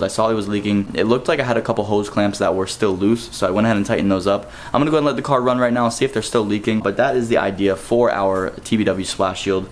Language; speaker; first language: English; native; English